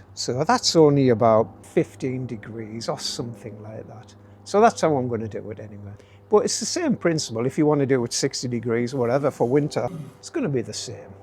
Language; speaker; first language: English; native; English